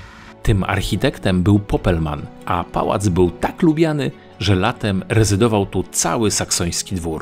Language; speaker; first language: Polish; native; Polish